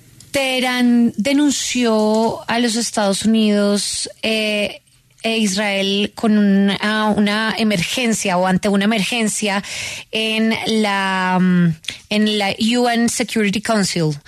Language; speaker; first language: Spanish; native; Spanish